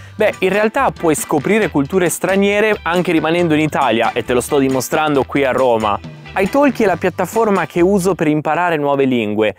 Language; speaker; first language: Italian; native; Italian